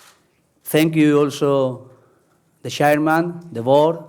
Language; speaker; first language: English; non-native, learner; Spanish